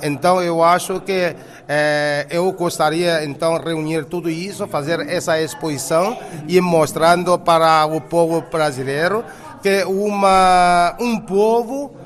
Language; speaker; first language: Portuguese; non-native, fluent; Chinese